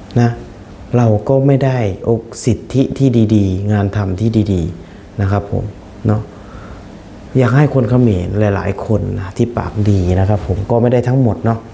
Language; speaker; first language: Thai; non-native, fluent; Khmer